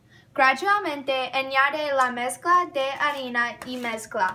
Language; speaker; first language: Spanish; non-native, learner; English